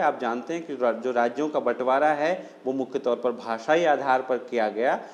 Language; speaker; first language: Hindi; non-native, local second language; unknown